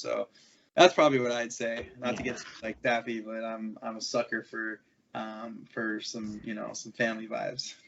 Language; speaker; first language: English; native; English